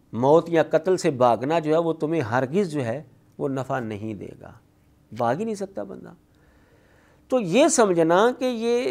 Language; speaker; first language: Urdu; non-native, local second language; Punjabi